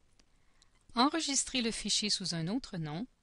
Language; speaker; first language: French; native; French